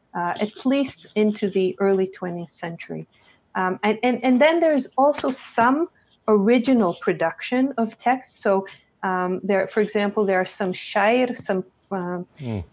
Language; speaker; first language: English; early bilingual, other home language; Hebrew